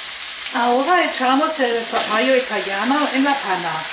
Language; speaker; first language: Spanish; non-native, learner; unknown